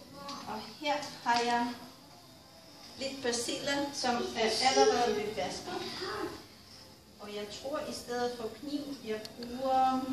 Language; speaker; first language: Danish; non-native, fluent; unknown